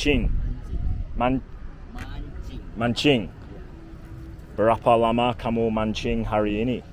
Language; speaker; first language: Indonesian; non-native, learner; English